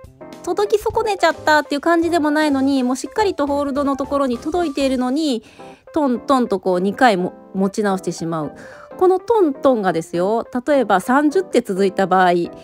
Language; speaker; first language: Japanese; native; Japanese